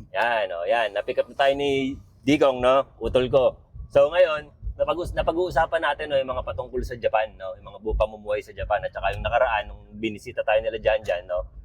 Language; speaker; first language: Filipino; native; Filipino